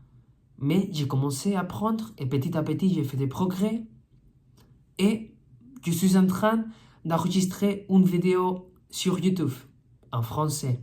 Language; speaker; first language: French; non-native, fluent; Spanish